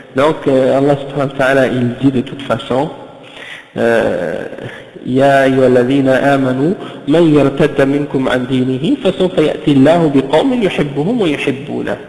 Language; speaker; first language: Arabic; non-native, fluent; French